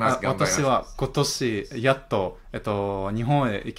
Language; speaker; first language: Japanese; non-native, learner; Russian